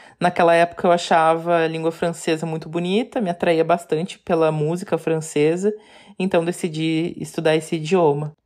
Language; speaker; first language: Portuguese; native; Portuguese